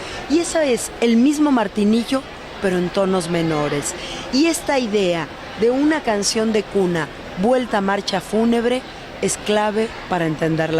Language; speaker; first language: Spanish; native; Spanish